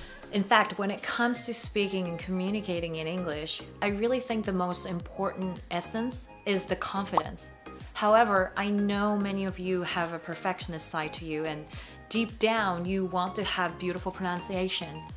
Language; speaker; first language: English; non-native, fluent; Japanese